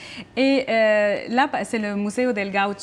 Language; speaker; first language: French; non-native, local second language; Arabic